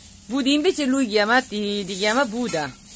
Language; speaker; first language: Italian; non-native, learner; Korean